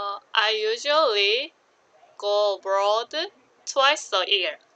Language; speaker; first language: English; non-native, learner; Korean